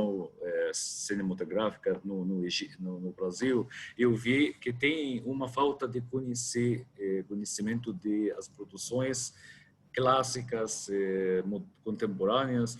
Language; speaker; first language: Portuguese; non-native, fluent; Arabic